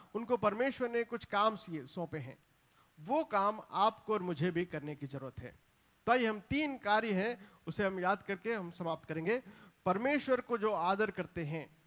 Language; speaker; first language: Hindi; non-native, local second language; Telugu